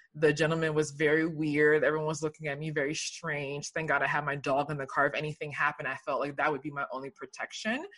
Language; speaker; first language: English; early bilingual, other home language; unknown